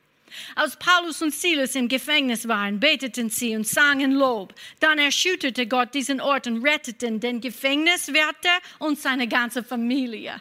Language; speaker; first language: German; non-native, fluent; English